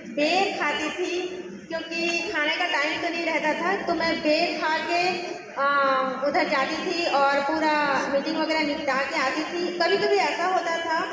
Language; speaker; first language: Hindi; native; Hindi